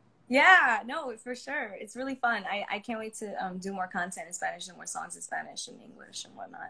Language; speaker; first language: English; early bilingual, other home language; Spanish